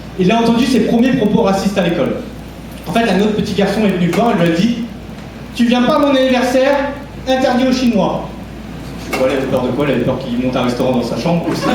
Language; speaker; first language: French; early bilingual, other home language; Vietnamese